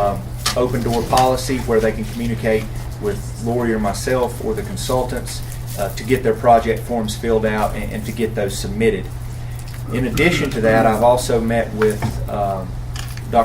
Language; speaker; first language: English; native; English